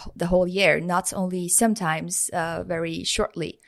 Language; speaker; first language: English; non-native, fluent; Persian